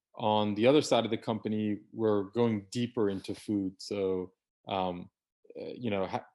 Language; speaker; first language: English; native; English